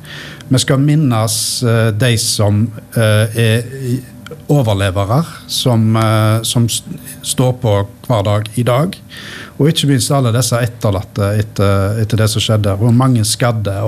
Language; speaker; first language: Norwegian; native; Norwegian